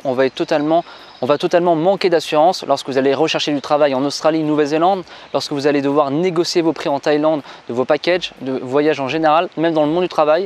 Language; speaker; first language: French; native; French